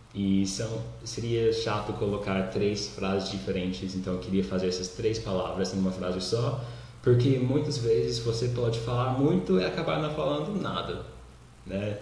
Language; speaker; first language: Portuguese; non-native, fluent; English